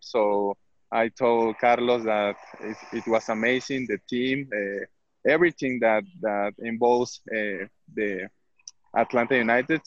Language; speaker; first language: English; non-native, fluent; Spanish